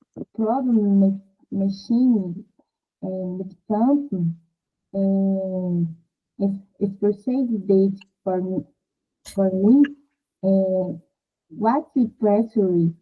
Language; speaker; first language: English; non-native, learner; Portuguese